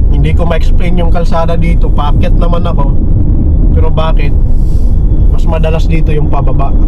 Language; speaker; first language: Filipino; native; Filipino